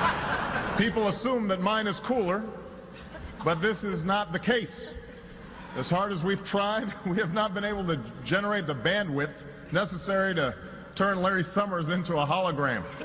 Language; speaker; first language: English; native; English